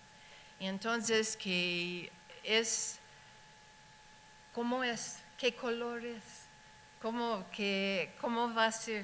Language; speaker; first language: Spanish; non-native, fluent; English